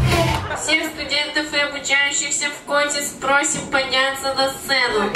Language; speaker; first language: Russian; native; Russian